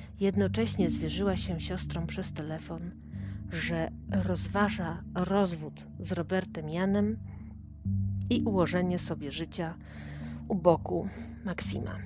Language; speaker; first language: Polish; native; Polish